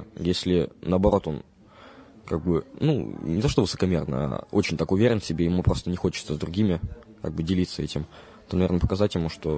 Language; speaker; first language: Russian; native; Russian